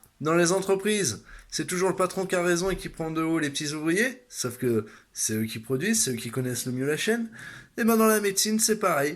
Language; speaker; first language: French; native; French